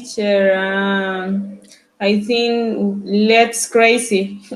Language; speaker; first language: English; non-native, learner; Spanish